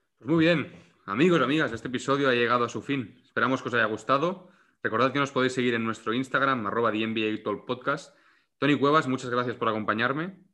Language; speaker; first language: Spanish; non-native, local second language; Catalan